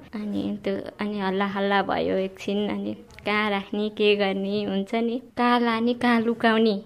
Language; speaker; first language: Nepali; native; Nepali